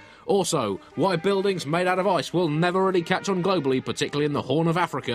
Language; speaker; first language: English; native; English